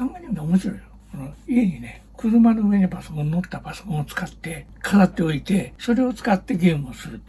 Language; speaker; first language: Japanese; native; Japanese